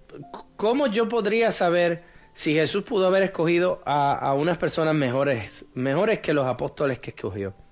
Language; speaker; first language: Spanish; native; Spanish